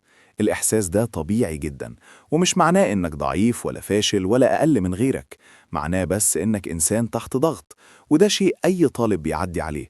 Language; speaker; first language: Arabic; native; Arabic